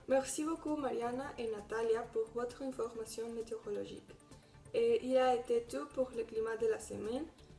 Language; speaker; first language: French; non-native, learner; Spanish